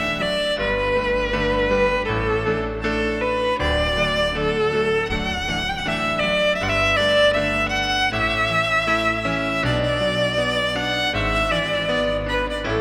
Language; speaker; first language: English; native; English